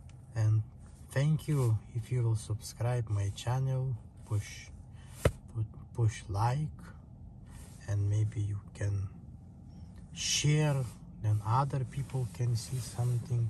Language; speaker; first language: English; non-native, learner; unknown